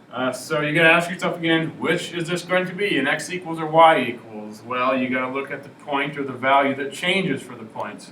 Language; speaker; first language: English; native; English